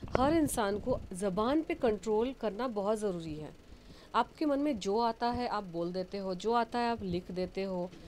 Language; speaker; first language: Hindi; non-native, local second language; Bangla